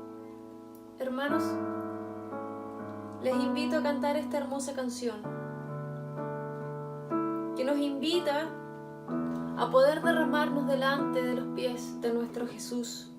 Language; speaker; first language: Spanish; native; Spanish